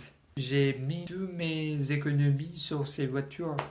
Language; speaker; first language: French; non-native, learner; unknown